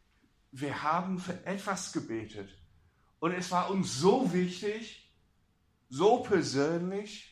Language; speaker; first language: German; non-native, fluent; English